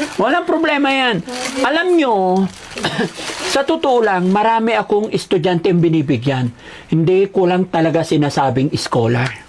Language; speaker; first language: Filipino; native; Filipino